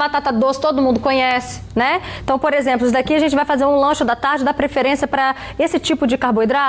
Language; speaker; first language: Portuguese; native; Portuguese